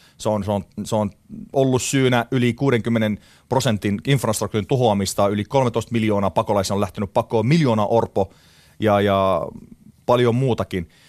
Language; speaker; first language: Finnish; non-native, fluent; Arabic